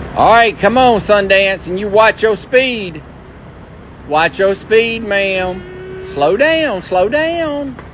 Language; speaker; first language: English; native; English